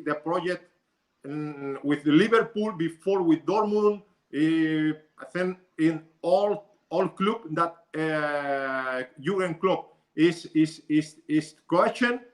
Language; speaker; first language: English; non-native, learner; Spanish